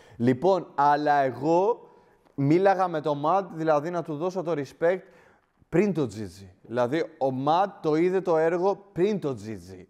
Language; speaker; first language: Greek; early bilingual, other home language; Albanian